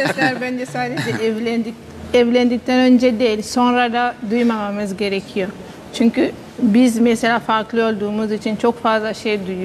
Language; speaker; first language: Turkish; non-native, fluent; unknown